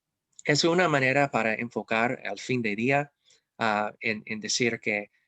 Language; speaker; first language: Spanish; non-native, fluent; English